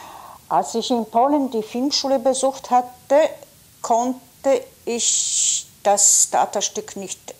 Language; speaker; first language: German; non-native, fluent; Polish